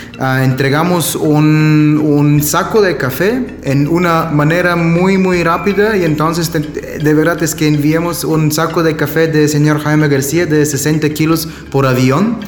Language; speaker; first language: Spanish; non-native, learner; German